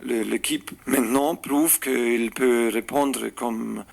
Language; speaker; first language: French; non-native, learner; German